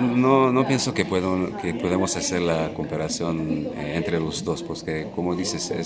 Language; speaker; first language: Spanish; non-native, learner; Hebrew